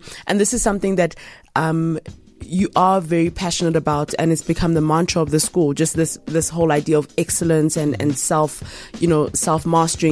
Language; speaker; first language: English; non-native, local second language; Ganda